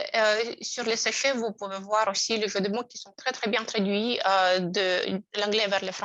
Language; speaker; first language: French; non-native, fluent; Russian